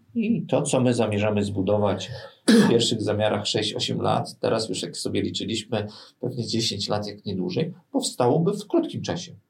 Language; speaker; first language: Polish; native; Polish